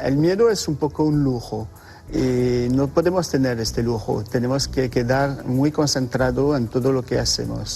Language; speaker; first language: Spanish; non-native, fluent; French